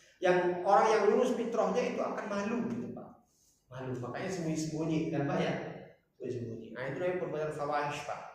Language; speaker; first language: Indonesian; non-native, local second language; Batak Toba